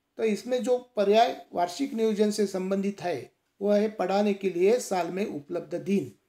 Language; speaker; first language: Hindi; non-native, local second language; Marathi